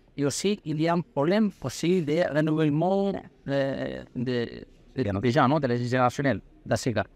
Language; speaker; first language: French; non-native, learner; Spanish